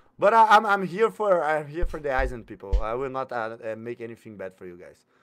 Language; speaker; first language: English; non-native, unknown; Portuguese